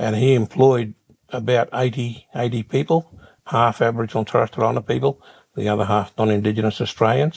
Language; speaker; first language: English; native; English